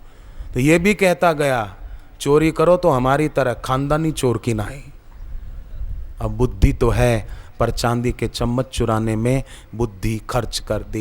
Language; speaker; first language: Hindi; native; Hindi